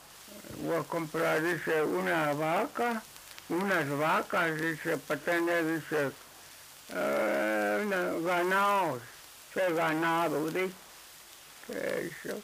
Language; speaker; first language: Spanish; non-native, local second language; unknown